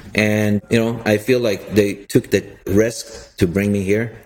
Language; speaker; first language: English; early bilingual, other home language; Persian